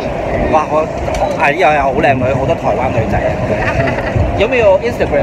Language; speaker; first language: Chinese; non-native, local second language; Cantonese